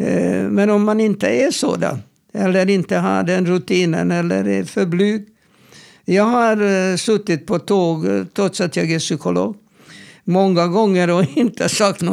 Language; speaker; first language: Swedish; non-native, fluent; Hungarian